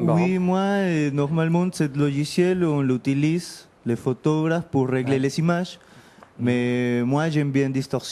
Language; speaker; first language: French; non-native, learner; Spanish